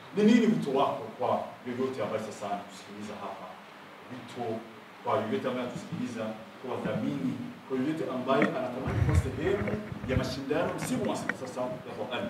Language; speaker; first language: Swahili; native; Swahili